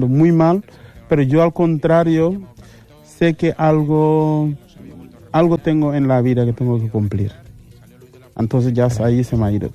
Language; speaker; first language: Spanish; non-native, fluent; Mandingo